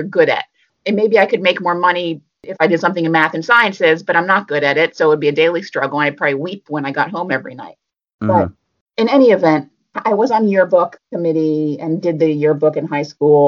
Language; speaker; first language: English; native; English